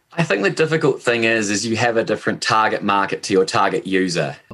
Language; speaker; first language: English; native; English